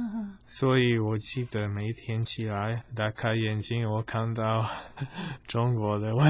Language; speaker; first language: Chinese; non-native, fluent; Polish